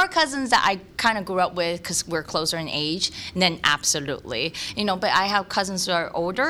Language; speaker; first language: English; early bilingual, other home language; Cantonese